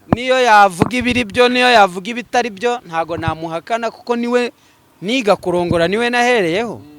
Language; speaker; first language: Kinyarwanda; native; Kinyarwanda